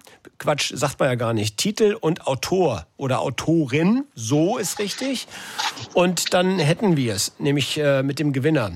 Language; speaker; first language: German; native; German